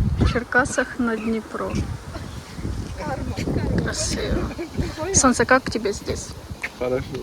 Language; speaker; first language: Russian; non-native, local second language; Ukrainian